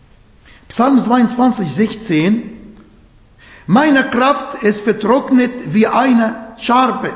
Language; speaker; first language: German; non-native, fluent; Arabic